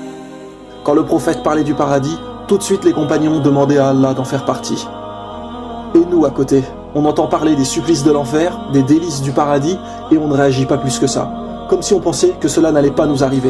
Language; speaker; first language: French; native; French